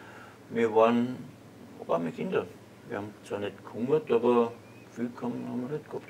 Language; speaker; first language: German; native; German